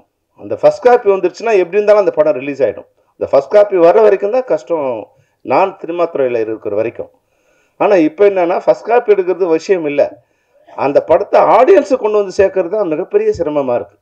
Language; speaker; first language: Tamil; native; Tamil